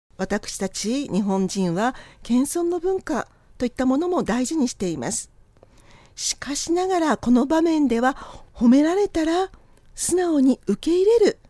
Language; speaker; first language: Japanese; native; Japanese